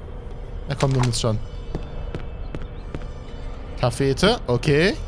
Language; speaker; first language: German; native; German